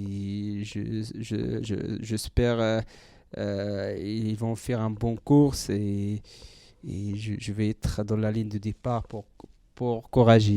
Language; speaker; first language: French; non-native, learner; Central Atlas Tamazight